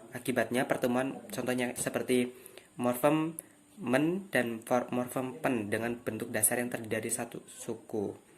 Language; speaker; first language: Indonesian; native; Indonesian